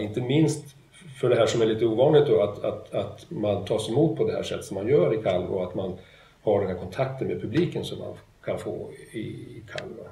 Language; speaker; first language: Swedish; native; Swedish